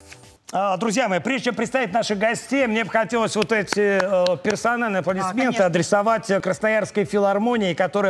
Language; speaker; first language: Russian; native; Russian